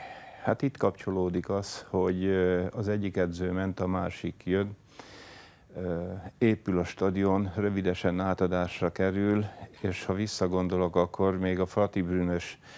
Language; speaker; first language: Hungarian; native; Hungarian